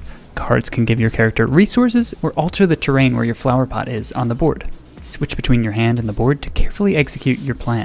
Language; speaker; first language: English; native; English